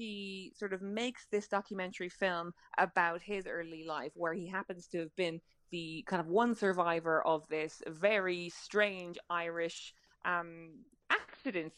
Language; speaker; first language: English; native; English